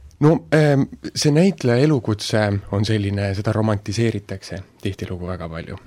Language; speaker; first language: Estonian; native; Estonian